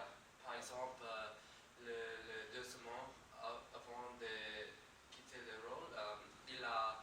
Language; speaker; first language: French; non-native, learner; English